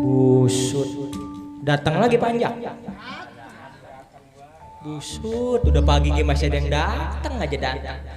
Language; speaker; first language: Indonesian; native; Indonesian